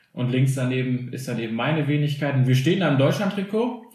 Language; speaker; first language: German; early bilingual, other home language; Albanian